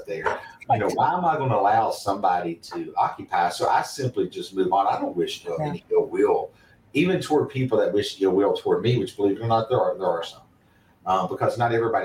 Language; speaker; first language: English; native; English